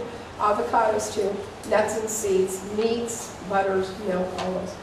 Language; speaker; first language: English; native; English